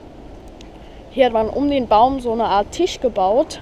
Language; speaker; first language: German; native; German